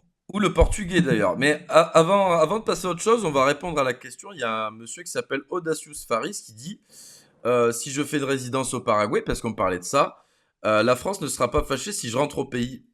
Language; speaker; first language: French; native; French